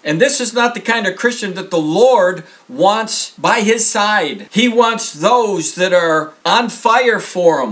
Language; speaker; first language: English; native; English